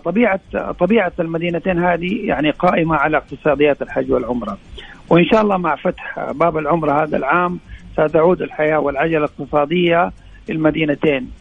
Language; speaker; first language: Arabic; native; Arabic